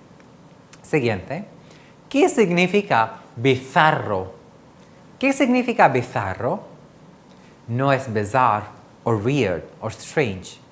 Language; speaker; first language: Spanish; non-native, fluent; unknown